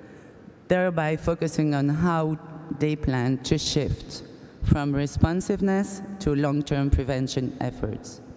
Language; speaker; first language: English; non-native, fluent; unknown